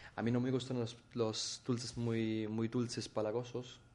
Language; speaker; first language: Spanish; non-native, fluent; German